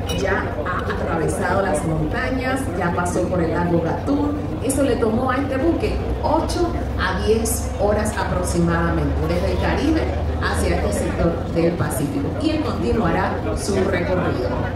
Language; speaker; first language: Spanish; native; Spanish